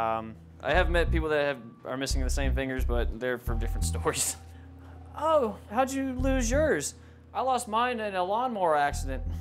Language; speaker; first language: English; native; English